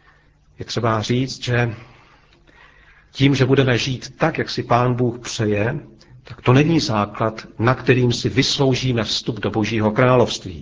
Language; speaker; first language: Czech; native; Czech